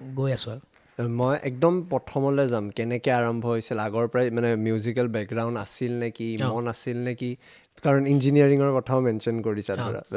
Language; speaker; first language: Assamese; native; Assamese